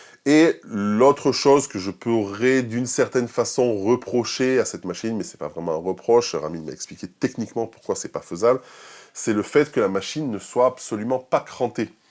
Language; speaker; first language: French; native; French